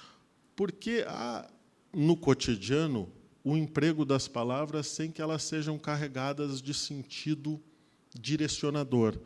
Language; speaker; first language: Portuguese; native; Portuguese